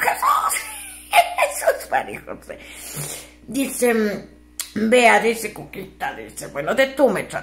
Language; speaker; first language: Spanish; native; Spanish